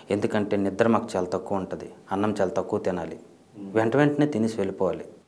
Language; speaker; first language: Telugu; native; Telugu